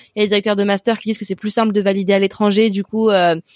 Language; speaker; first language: French; native; French